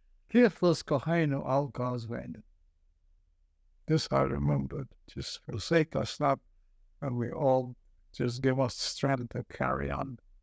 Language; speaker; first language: English; non-native, fluent; Polish